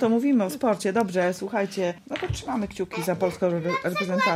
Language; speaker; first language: Polish; native; Polish